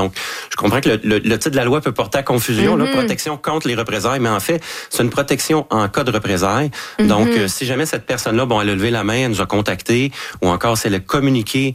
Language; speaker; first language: French; native; French